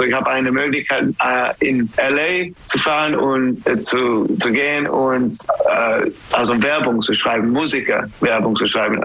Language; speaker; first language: German; non-native, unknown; English